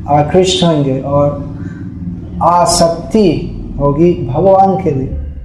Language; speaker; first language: Hindi; non-native, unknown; English